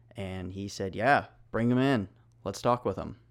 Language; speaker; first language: English; native; English